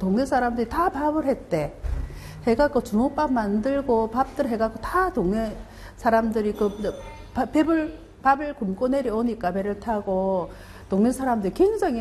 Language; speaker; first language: Korean; native; Korean